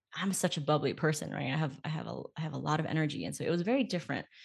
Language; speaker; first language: English; native; English